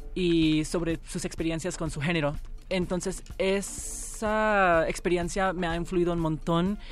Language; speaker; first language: Spanish; early bilingual, heritage; Spanish